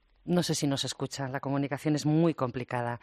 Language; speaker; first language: Spanish; native; Spanish